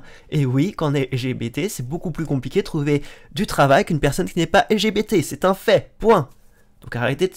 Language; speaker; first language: French; native; French